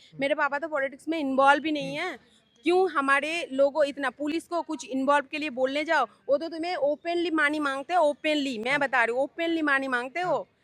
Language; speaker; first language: Hindi; non-native, local second language; Bangla